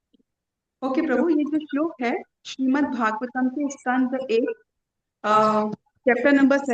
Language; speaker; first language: Hindi; native; Hindi